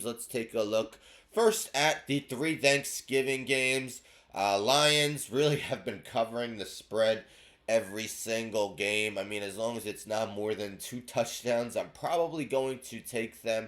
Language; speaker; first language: English; native; English